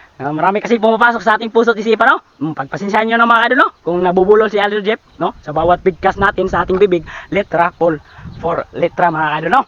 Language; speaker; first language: Filipino; non-native, local second language; Cebuano